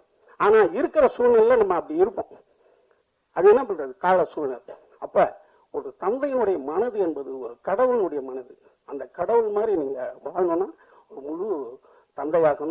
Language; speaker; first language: Tamil; native; Tamil